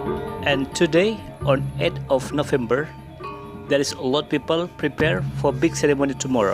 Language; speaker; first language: English; non-native, learner; Indonesian